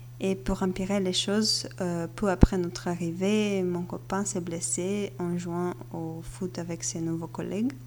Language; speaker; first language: French; non-native, learner; Bulgarian